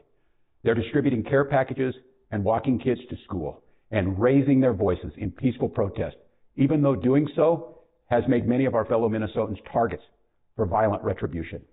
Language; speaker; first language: English; native; English